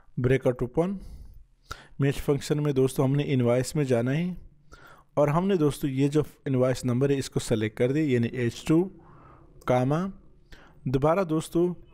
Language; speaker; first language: Urdu; non-native, local second language; Punjabi